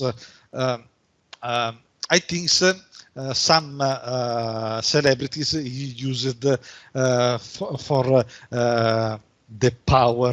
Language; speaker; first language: English; non-native, learner; Italian